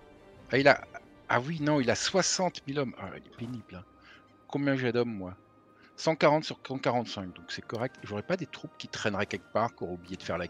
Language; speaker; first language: French; native; French